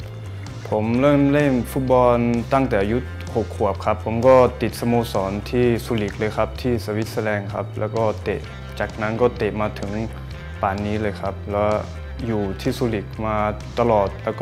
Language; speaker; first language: Thai; early bilingual, heritage; Thai